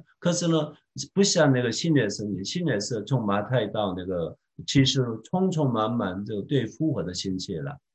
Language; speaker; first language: Chinese; non-native, fluent; Korean